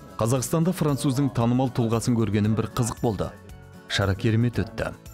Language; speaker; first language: Kazakh; non-native, fluent; French